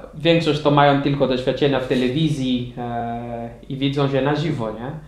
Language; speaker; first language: Polish; non-native, fluent; Portuguese